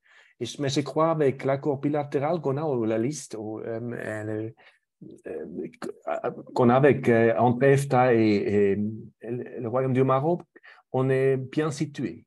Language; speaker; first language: French; non-native, fluent; German